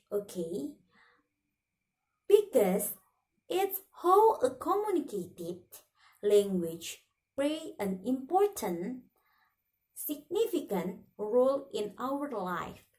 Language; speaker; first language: English; non-native, learner; Indonesian